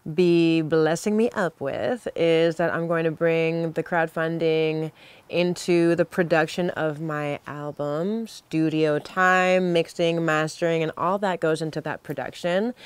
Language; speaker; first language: English; native; English